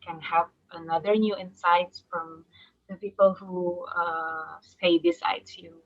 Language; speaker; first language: English; non-native, fluent; Indonesian